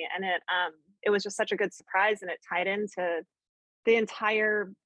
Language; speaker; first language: English; native; English